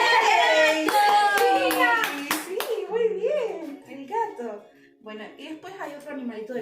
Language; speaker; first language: Spanish; native; Spanish